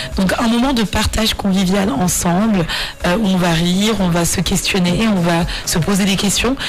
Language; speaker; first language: French; non-native, local second language; Mandingo